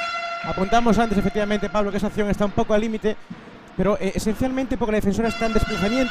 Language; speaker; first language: Spanish; native; Spanish